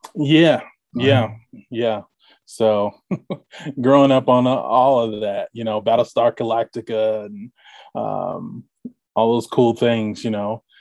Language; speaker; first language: English; native; English